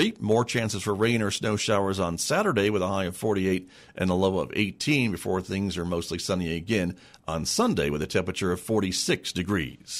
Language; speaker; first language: English; native; English